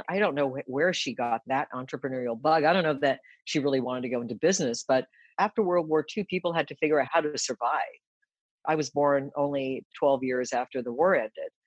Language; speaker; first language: English; early bilingual, other home language; Japanese